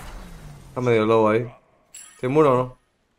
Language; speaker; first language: Spanish; native; Spanish